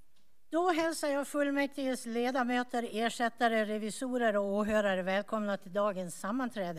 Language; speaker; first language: Swedish; native; Swedish